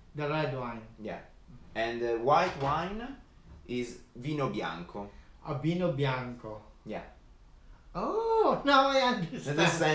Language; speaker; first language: English; non-native, fluent; Italian